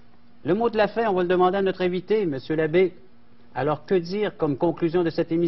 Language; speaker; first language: French; native; French